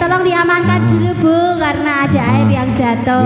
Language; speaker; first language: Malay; non-native, local second language; Javanese